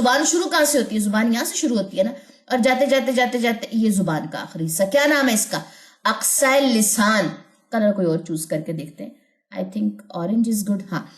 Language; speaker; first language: Urdu; native; Urdu